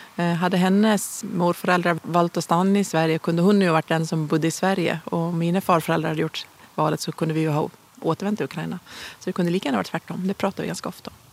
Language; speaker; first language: Swedish; native; Swedish